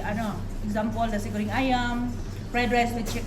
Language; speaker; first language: Filipino; non-native, local second language; Cebuano